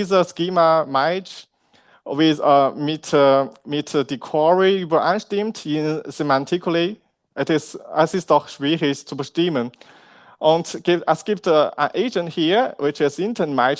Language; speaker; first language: German; non-native, learner; Chinese